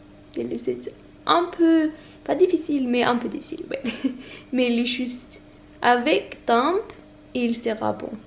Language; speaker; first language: French; non-native, learner; Norwegian